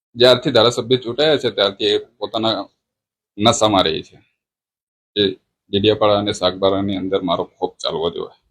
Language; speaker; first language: Gujarati; non-native, local second language; Vasavi